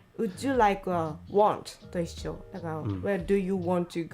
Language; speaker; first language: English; non-native, learner; Japanese